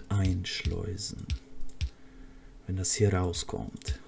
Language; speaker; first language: German; native; German